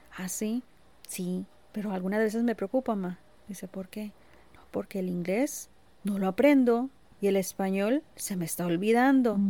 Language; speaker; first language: Spanish; early bilingual, heritage; Spanish